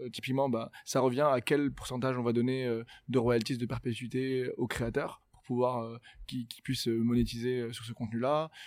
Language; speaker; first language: French; non-native, local second language; Arabic